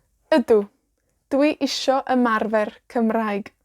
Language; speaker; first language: Welsh; non-native, fluent; Spanish